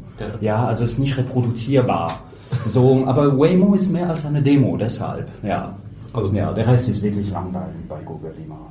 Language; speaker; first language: German; non-native, fluent; French